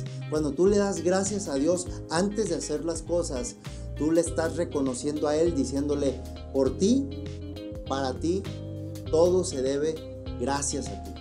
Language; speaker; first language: Spanish; native; Spanish